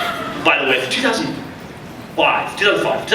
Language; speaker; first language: English; native; English